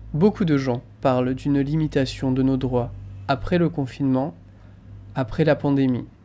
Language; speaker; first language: French; native; French